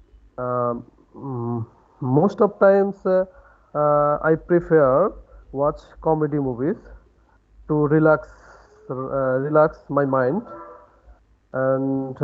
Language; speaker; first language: English; non-native, learner; Bangla